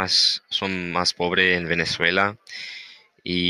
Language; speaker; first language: Spanish; non-native, learner; English